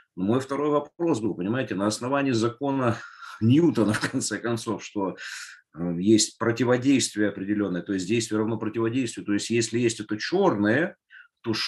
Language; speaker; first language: Russian; native; Russian